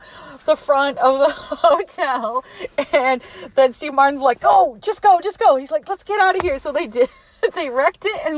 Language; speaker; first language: English; native; English